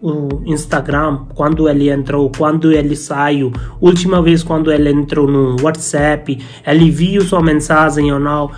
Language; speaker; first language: Portuguese; non-native, learner; Hindi